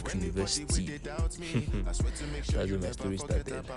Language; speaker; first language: English; non-native, local second language; Yoruba